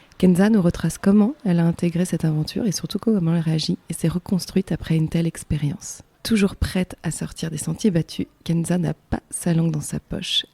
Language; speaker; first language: French; native; French